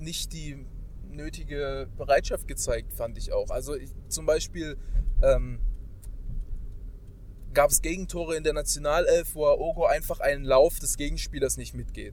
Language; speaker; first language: German; native; German